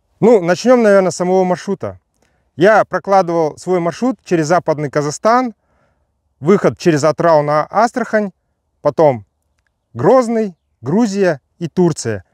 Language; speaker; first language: Russian; native; Russian